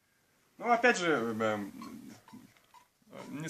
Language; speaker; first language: Russian; native; Russian